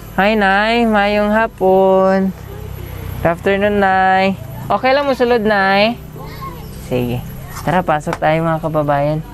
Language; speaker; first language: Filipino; non-native, local second language; Cebuano